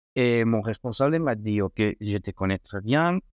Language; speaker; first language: French; non-native, fluent; Spanish